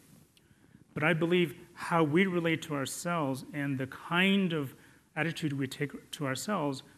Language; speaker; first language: English; non-native, local second language; Tibetan